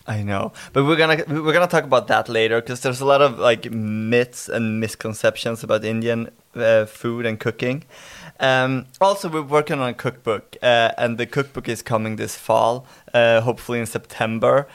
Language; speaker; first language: English; non-native, fluent; Swedish